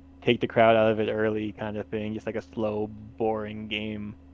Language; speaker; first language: English; native; English